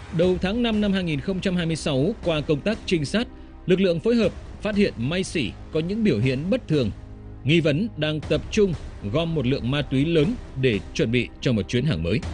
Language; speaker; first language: Vietnamese; native; Vietnamese